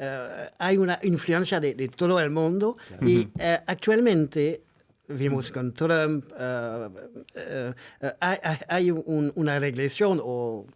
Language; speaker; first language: Spanish; non-native, fluent; French